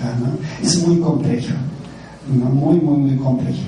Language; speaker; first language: Spanish; non-native, fluent; German